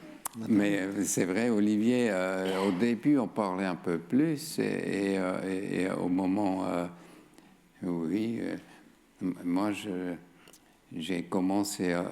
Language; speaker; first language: French; non-native, fluent; German